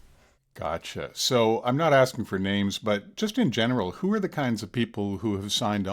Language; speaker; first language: English; native; English